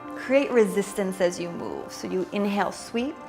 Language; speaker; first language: English; native; English